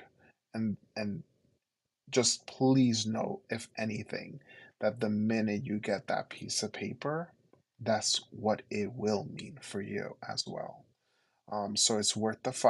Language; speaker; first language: English; early bilingual, other home language; Spanish